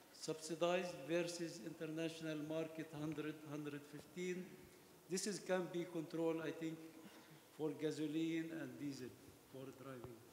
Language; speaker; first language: English; non-native, learner; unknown